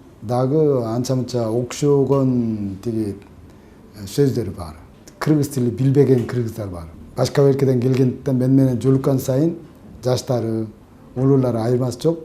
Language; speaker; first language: Kyrgyz; non-native, fluent; Korean